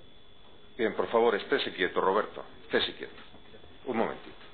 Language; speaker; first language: Spanish; native; Spanish